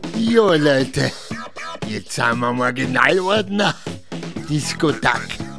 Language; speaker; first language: German; native; German